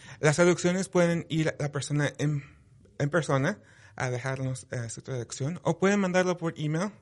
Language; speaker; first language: Spanish; early bilingual, heritage; Spanish